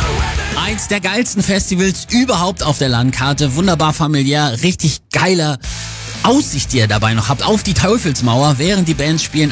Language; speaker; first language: German; native; German